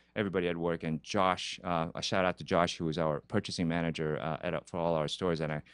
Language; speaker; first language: English; non-native, fluent; Korean